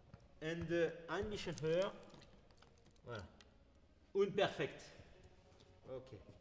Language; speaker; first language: German; non-native, learner; French